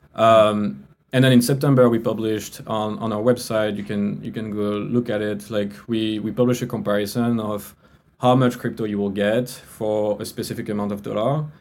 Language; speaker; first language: English; non-native, fluent; French